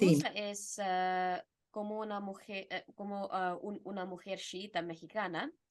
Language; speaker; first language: Spanish; non-native, fluent; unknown